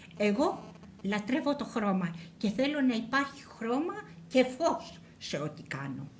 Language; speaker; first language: Greek; native; Greek